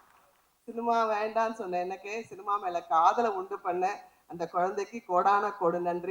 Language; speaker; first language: Tamil; native; Tamil